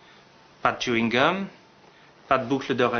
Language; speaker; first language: French; non-native, fluent; English